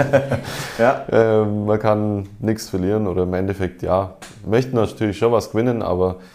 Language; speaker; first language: German; native; German